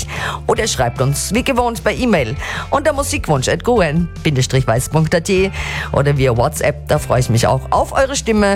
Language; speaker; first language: German; native; German